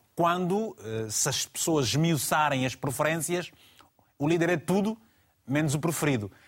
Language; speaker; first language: Portuguese; native; Portuguese